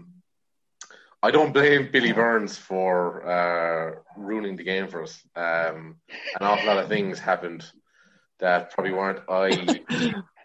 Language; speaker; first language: English; native; English